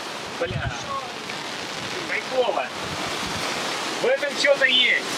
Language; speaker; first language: Russian; native; Russian